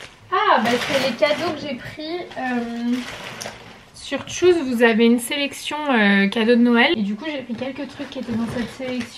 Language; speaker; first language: French; native; French